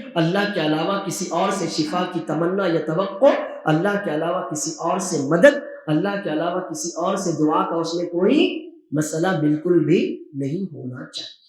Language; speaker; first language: Urdu; native; Urdu